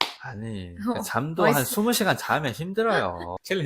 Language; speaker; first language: Korean; native; Korean